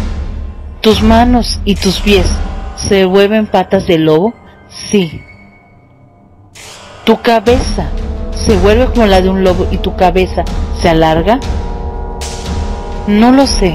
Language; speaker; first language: Spanish; native; Spanish